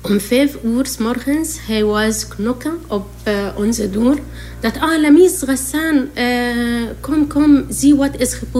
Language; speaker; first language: Dutch; non-native, learner; Arabic